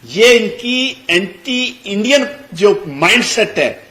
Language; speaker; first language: Hindi; non-native, local second language; Punjabi